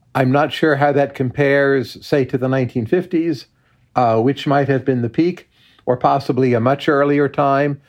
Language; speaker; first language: English; native; English